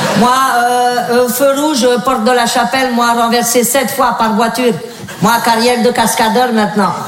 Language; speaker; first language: French; native; French